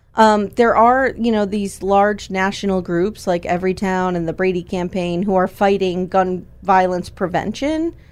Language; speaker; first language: English; native; English